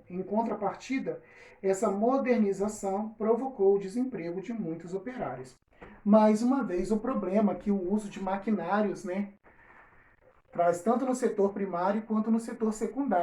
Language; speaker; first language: Portuguese; native; Portuguese